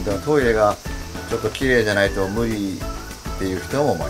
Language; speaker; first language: Japanese; native; Japanese